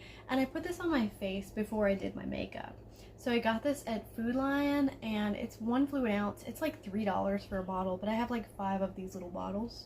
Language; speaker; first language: English; native; English